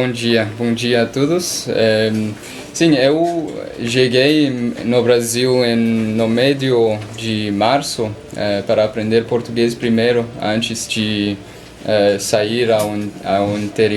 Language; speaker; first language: Portuguese; non-native, learner; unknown